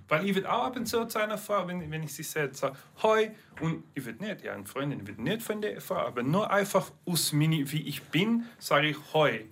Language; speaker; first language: German; non-native, learner; English